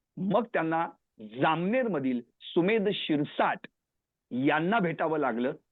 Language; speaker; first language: Marathi; native; Marathi